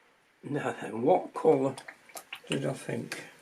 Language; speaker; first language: English; native; English